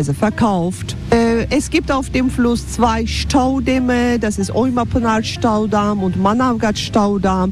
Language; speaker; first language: German; non-native, fluent; Turkish